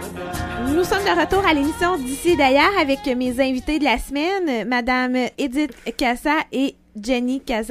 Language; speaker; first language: French; native; French